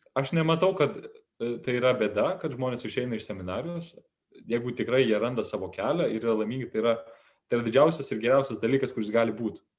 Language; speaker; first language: Lithuanian; native; Lithuanian